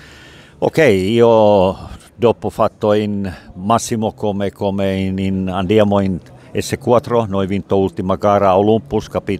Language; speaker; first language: Italian; non-native, learner; Finnish